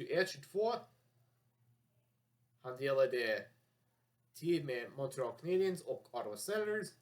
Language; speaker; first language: Swedish; non-native, learner; English